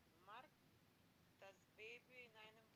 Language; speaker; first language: German; non-native, learner; Macedonian